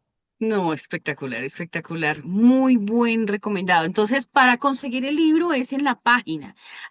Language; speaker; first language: Spanish; native; Spanish